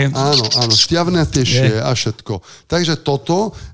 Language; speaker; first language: Slovak; non-native, fluent; Italian